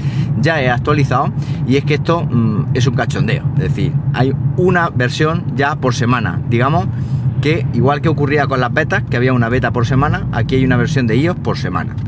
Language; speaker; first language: Spanish; native; Spanish